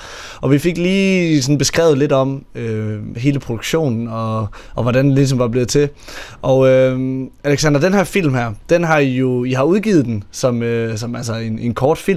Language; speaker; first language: Danish; native; Danish